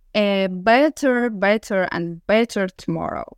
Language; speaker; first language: English; non-native, learner; Azerbaijani